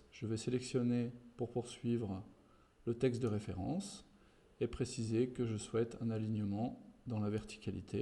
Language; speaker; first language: French; native; French